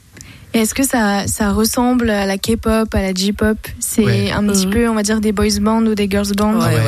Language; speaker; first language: French; native; French